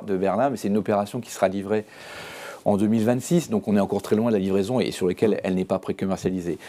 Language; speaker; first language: French; native; French